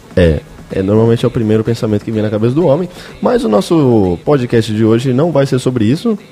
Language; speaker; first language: Portuguese; native; Portuguese